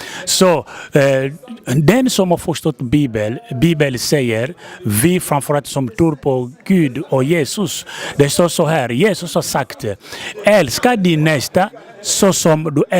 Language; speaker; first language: Swedish; non-native, fluent; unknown